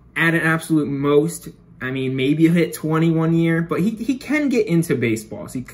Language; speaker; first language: English; native; English